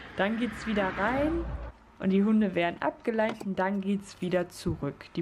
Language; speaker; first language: German; native; German